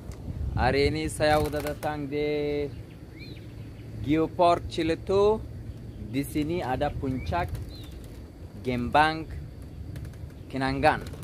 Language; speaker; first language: Indonesian; non-native, learner; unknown